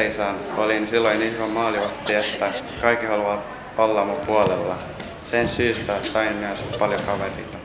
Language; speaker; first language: Finnish; early bilingual, other home language; S'gaw Karen